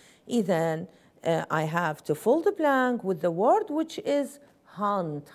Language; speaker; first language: English; non-native, fluent; Arabic